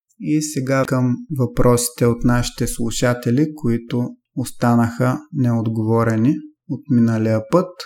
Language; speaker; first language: Bulgarian; native; Bulgarian